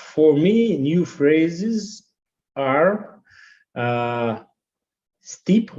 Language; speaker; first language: English; non-native, learner; Russian